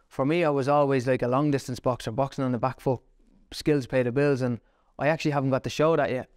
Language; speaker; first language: English; native; English